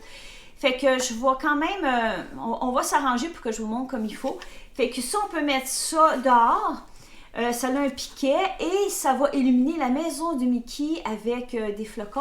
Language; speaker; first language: French; native; French